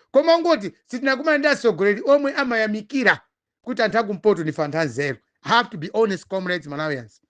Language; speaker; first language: Nyanja; non-native, local second language; Tumbuka